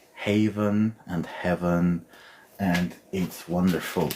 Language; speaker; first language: English; non-native, fluent; Armenian